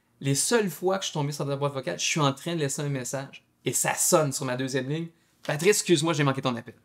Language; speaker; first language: French; native; French